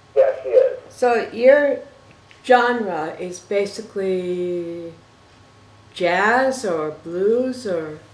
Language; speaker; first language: English; native; English